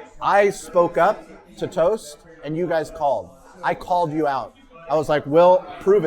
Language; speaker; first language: English; native; English